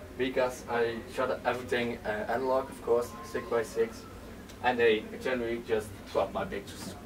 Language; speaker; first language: English; non-native, fluent; Dutch